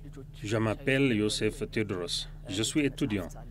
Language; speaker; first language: French; non-native, fluent; Amharic